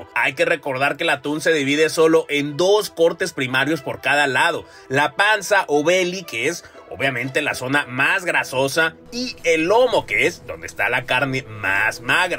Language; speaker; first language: Spanish; native; Spanish